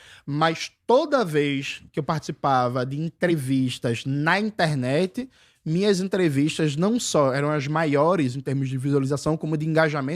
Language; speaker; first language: Portuguese; native; Portuguese